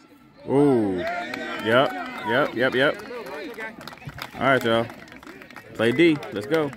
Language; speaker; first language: English; native; English